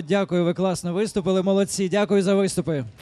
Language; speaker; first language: Ukrainian; native; Ukrainian